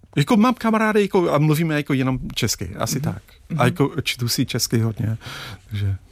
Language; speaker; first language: Czech; non-native, fluent; English